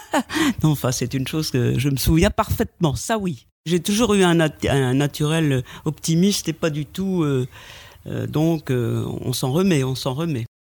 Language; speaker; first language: French; native; French